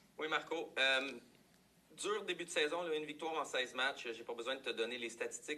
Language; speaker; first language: French; native; French